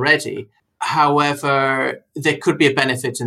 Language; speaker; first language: English; native; English